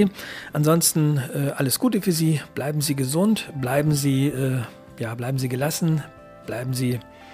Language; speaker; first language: German; native; German